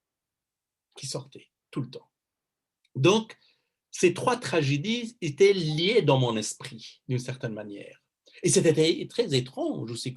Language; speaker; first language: French; non-native, fluent; Persian